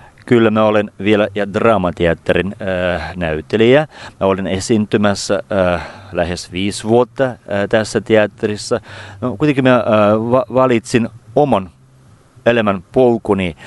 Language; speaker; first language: Finnish; non-native, fluent; Russian